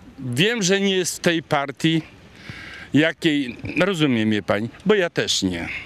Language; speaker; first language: Polish; native; Polish